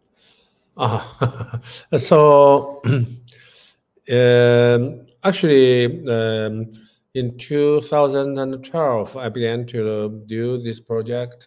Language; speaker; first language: English; non-native, learner; Chinese